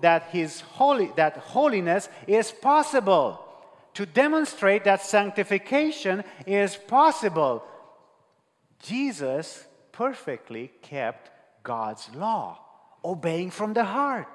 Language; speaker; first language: English; non-native, fluent; Romanian